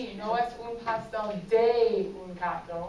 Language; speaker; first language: Spanish; non-native, fluent; English